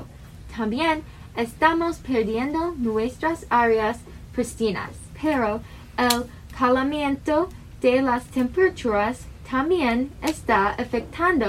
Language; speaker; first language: Spanish; non-native, learner; English